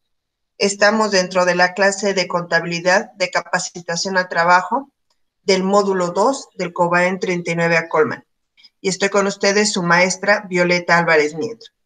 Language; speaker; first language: Spanish; native; Spanish